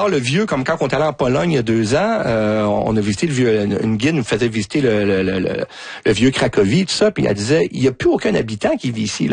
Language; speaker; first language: French; native; French